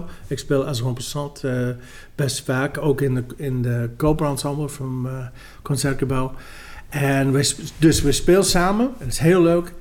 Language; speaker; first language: Dutch; non-native, fluent; English